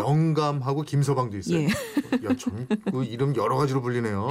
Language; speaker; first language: Korean; native; Korean